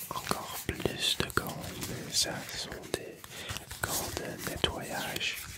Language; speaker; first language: French; non-native, local second language; Dutch